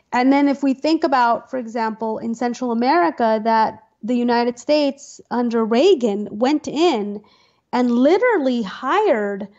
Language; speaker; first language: English; native; English